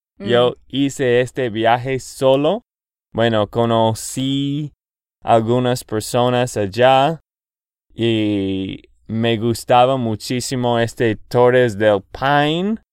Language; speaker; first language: Spanish; non-native, fluent; English